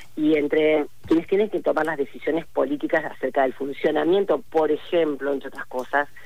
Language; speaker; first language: Spanish; native; Spanish